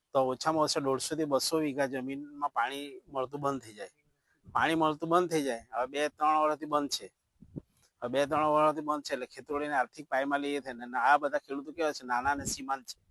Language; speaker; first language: Gujarati; non-native, local second language; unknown